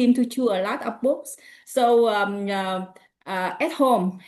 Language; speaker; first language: English; non-native, learner; Vietnamese